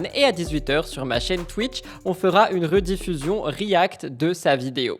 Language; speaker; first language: French; native; French